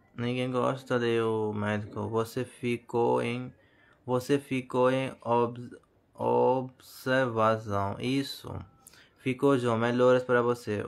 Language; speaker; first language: Portuguese; non-native, learner; Hindi